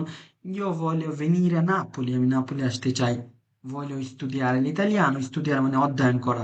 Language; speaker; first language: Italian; non-native, fluent; Bangla